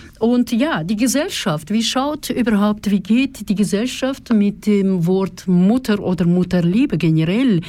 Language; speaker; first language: German; non-native, fluent; Russian